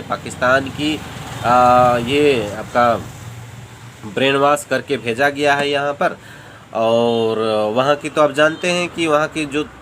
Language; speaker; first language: Hindi; native; Hindi